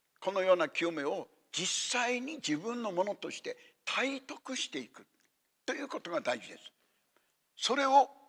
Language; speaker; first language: Japanese; native; Japanese